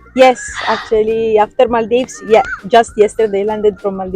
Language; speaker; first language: English; non-native, fluent; Italian